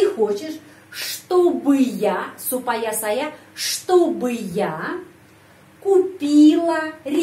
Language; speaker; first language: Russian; early bilingual, heritage; Russian